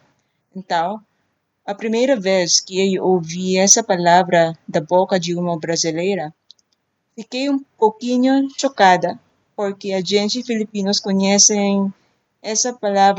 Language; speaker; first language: Portuguese; non-native, fluent; Filipino